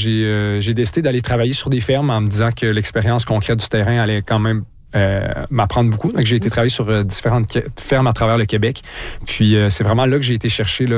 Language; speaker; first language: French; native; French